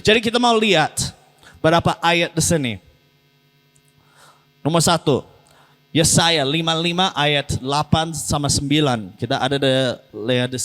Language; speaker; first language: Indonesian; non-native, learner; English